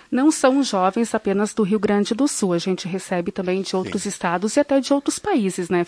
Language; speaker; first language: Portuguese; native; Portuguese